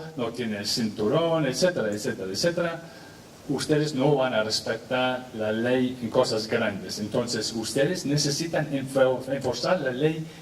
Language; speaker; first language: Spanish; non-native, fluent; English